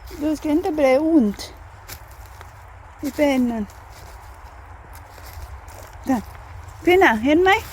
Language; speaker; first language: Swedish; non-native, learner; Thai